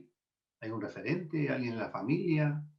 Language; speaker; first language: Spanish; native; Spanish